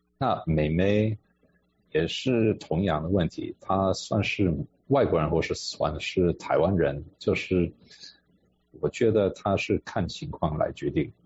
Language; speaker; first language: Chinese; non-native, fluent; English